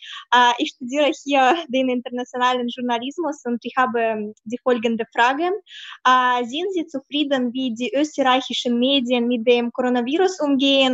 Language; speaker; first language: German; non-native, fluent; Russian